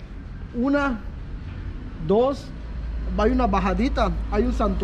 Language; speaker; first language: Spanish; native; Spanish